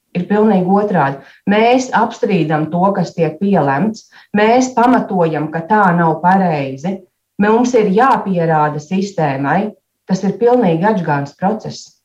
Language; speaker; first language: Latvian; native; Latvian